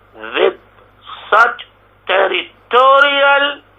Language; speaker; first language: English; non-native, local second language; Urdu